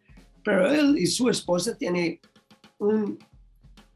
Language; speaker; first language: Spanish; non-native, learner; English